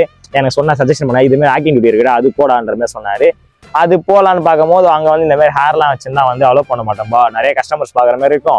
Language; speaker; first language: Tamil; native; Tamil